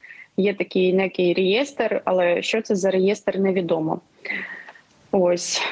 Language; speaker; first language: Ukrainian; non-native, local second language; Russian